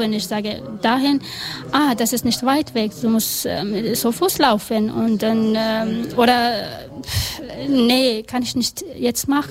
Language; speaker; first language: German; non-native, learner; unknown